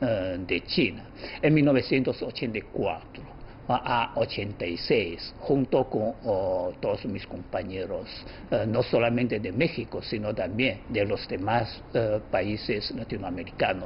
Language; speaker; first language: Spanish; non-native, fluent; Chinese